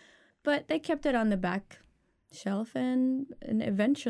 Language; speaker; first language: English; non-native, fluent; Arabic